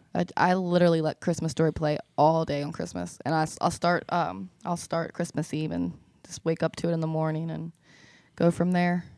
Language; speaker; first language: English; native; English